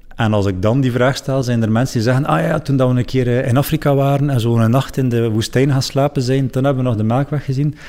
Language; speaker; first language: Dutch; native; Dutch